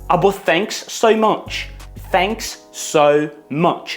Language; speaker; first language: English; non-native, fluent; Ukrainian